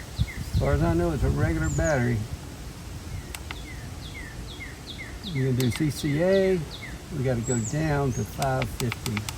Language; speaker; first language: English; native; English